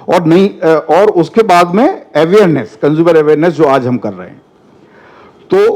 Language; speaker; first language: Hindi; non-native, local second language; Telugu